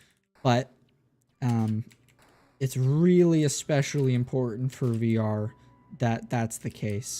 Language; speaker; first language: English; native; English